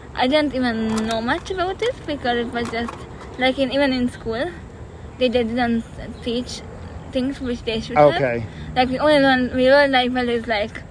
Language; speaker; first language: English; non-native, fluent; Hungarian